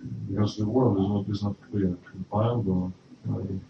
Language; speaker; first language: English; non-native, fluent; Russian